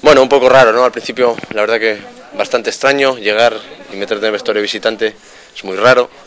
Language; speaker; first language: Spanish; native; Spanish